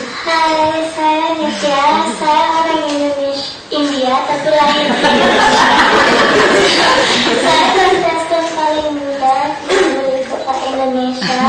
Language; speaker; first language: Indonesian; early bilingual, other home language; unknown